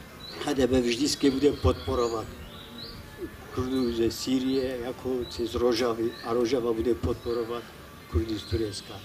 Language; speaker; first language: Czech; non-native, fluent; Kurdish